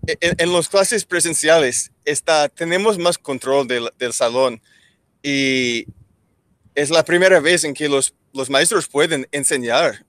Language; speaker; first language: Spanish; non-native, learner; English